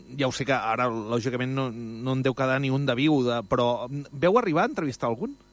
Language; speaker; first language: Catalan; native; Catalan